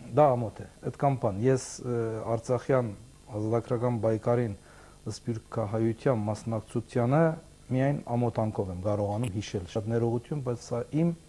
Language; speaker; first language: Armenian; early bilingual, heritage; Armenian